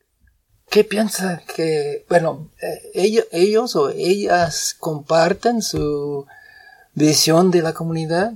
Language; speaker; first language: Spanish; non-native, fluent; English